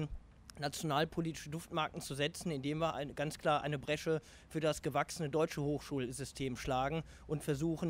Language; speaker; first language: German; native; German